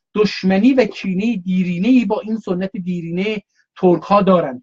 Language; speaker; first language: Persian; non-native, local second language; Azerbaijani